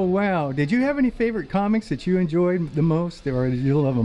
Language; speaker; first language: English; native; English